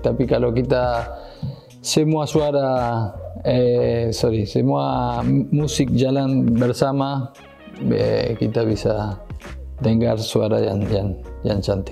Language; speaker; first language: Indonesian; non-native, fluent; Spanish